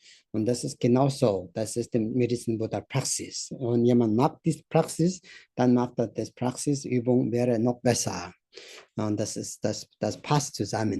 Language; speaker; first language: German; non-native, learner; Tibetan